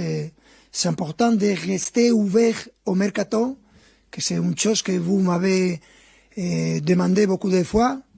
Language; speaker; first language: French; non-native, fluent; Spanish